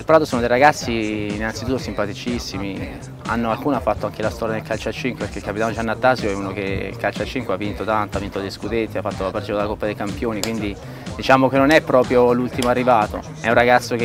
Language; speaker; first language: Italian; native; Italian